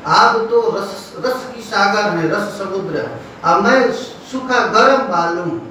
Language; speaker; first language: Hindi; non-native, local second language; Bangla